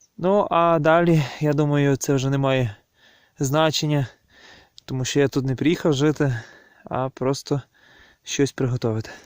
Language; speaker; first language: Ukrainian; native; Ukrainian